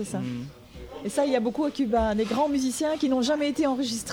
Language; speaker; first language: French; native; French